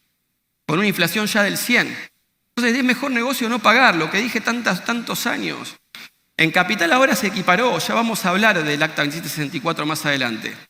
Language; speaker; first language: Spanish; native; Spanish